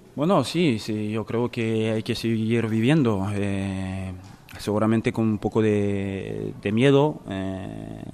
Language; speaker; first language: Spanish; non-native, fluent; French